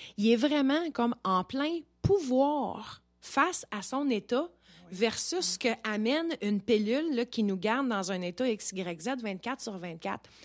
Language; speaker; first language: French; native; French